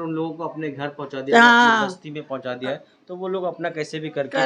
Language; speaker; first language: Hindi; native; Hindi